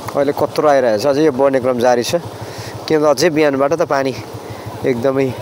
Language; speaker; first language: Nepali; native; Nepali